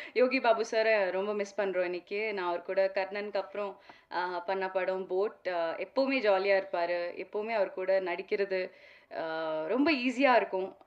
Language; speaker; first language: Tamil; non-native, local second language; Malayalam